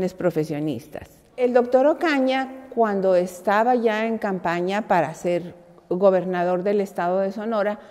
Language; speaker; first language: Spanish; native; Spanish